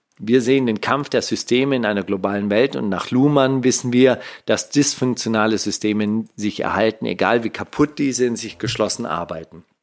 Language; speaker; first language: German; native; German